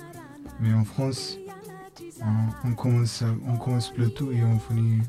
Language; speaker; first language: French; non-native, learner; Bangla